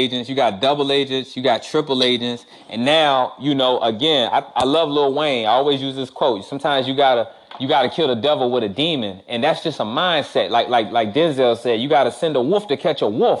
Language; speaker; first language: English; non-native, local second language; Shona